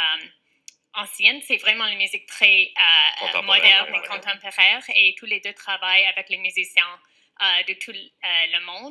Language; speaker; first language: French; non-native, fluent; English